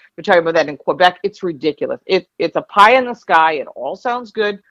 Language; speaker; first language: English; native; English